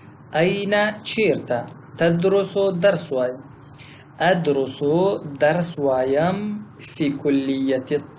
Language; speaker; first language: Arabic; non-native, fluent; Pashto